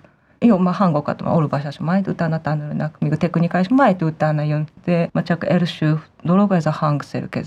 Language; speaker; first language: Hungarian; non-native, fluent; Japanese